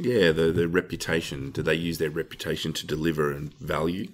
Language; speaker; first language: English; native; English